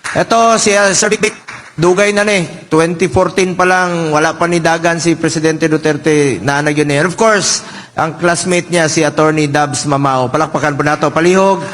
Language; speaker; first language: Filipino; non-native, local second language; Cebuano